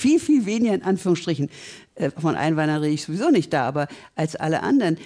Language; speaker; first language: German; native; German